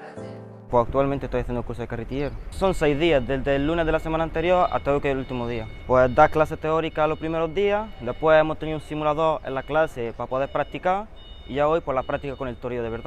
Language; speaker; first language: Spanish; native; Spanish